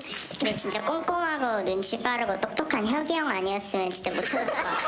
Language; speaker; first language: Korean; native; Korean